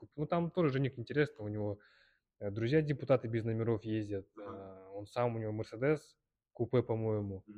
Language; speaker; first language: Russian; early bilingual, other home language; Kyrgyz